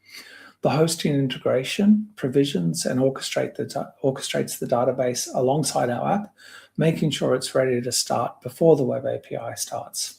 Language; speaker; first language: English; native; English